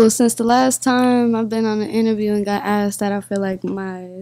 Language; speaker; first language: English; native; English